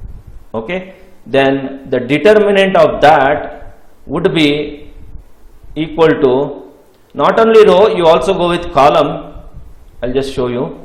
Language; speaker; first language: English; non-native, local second language; Kannada